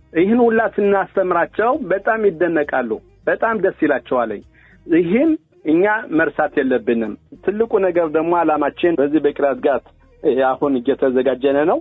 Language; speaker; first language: Amharic; native; Amharic